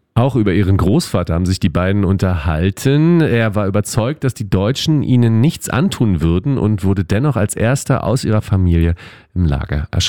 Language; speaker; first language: German; native; German